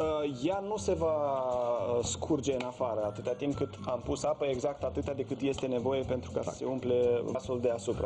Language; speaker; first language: Romanian; native; Romanian